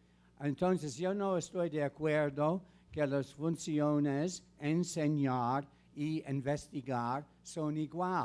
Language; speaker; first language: Spanish; non-native, fluent; English